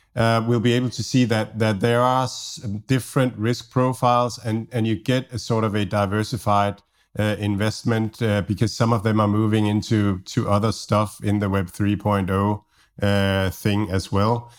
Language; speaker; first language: English; non-native, fluent; Danish